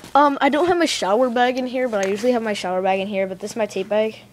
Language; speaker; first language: English; native; English